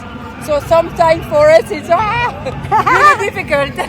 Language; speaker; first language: English; non-native, learner; French